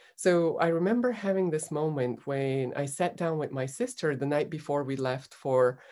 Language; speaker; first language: English; non-native, fluent; Bulgarian